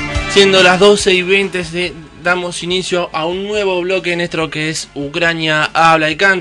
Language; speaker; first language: Spanish; native; Spanish